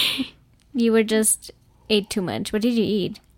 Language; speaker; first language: English; non-native, fluent; German